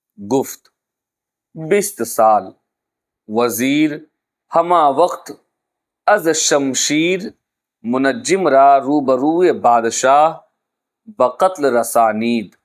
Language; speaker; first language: Persian; non-native, fluent; Urdu